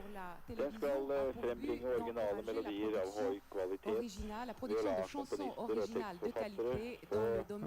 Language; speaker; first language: Norwegian; native; Norwegian